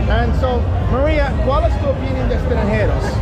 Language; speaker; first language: Spanish; non-native, learner; English